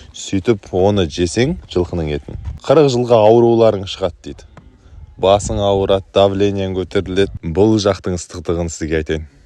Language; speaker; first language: Kazakh; native; Kazakh